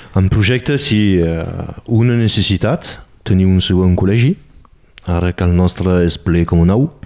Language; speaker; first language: Catalan; non-native, local second language; French